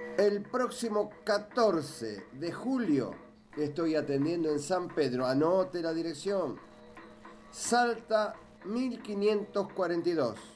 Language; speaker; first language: Spanish; native; Spanish